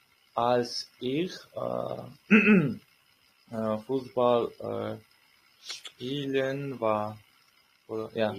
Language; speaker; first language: German; non-native, learner; Uzbek